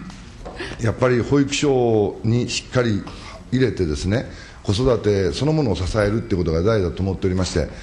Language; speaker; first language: Japanese; native; Japanese